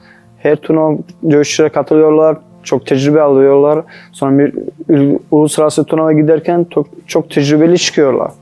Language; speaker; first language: Turkish; non-native, learner; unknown